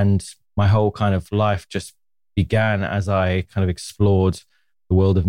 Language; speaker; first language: English; native; English